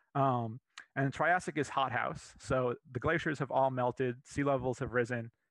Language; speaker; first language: English; native; English